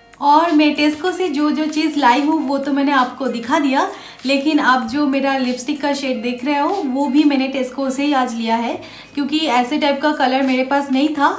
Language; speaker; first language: Hindi; non-native, local second language; Bangla